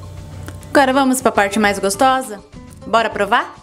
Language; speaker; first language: Portuguese; native; Portuguese